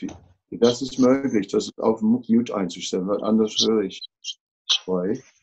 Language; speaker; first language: German; non-native, fluent; Dutch